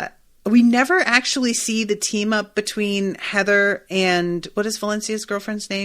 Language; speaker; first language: English; native; English